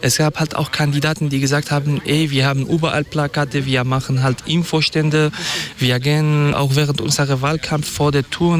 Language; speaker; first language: German; non-native, fluent; Kurdish